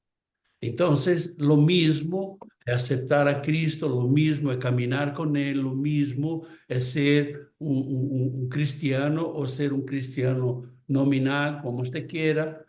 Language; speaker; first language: Spanish; non-native, fluent; Portuguese